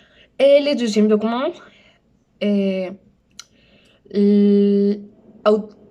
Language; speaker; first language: French; non-native, learner; Spanish